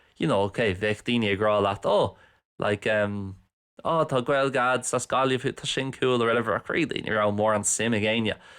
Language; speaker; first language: Irish; non-native, local second language; English